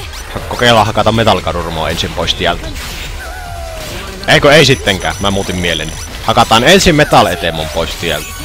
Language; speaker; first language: Finnish; native; Finnish